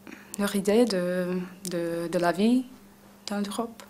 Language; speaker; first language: French; non-native, learner; Slovak